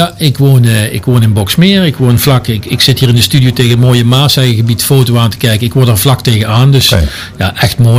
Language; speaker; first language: Dutch; native; Dutch